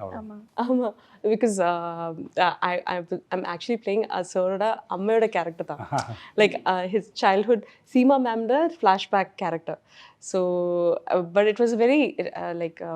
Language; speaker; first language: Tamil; non-native, learner; Malayalam